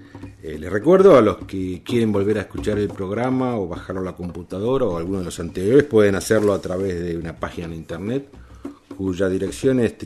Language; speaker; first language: Spanish; native; Spanish